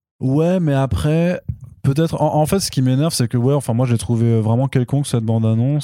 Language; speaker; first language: French; native; French